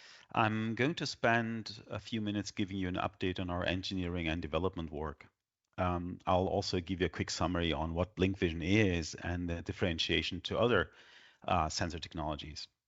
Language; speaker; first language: English; non-native, fluent; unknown